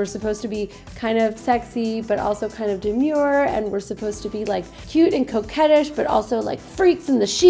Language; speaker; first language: English; native; English